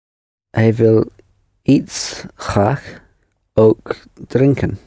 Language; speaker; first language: Dutch; non-native, learner; English